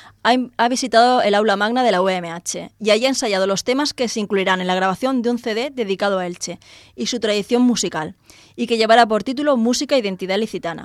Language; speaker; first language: Spanish; native; Spanish